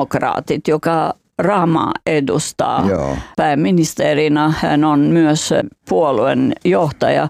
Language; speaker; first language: Finnish; non-native, fluent; Albanian